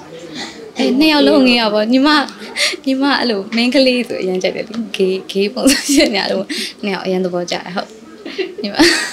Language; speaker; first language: Burmese; native; Burmese